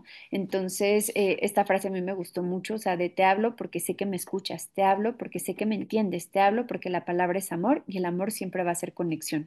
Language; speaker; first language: Spanish; native; Spanish